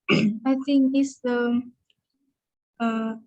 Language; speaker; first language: English; non-native, learner; Vietnamese